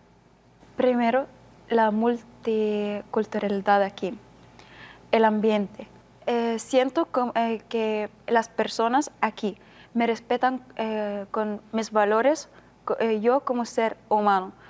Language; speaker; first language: Spanish; non-native, learner; Arabic